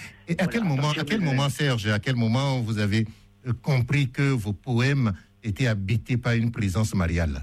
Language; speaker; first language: French; native; French